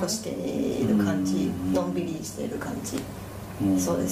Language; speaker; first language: Japanese; non-native, fluent; Chinese